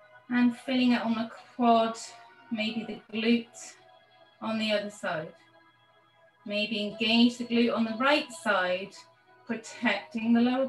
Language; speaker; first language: English; native; English